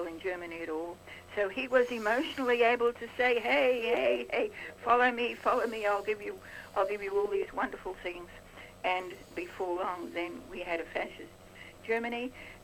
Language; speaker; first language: English; native; English